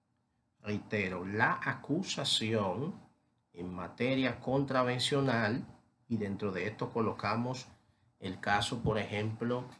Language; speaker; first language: Spanish; native; Spanish